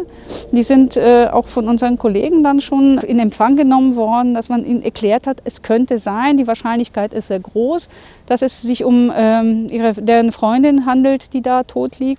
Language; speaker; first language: German; native; German